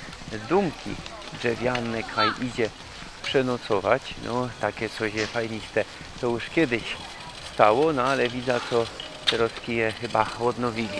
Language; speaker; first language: Polish; non-native, local second language; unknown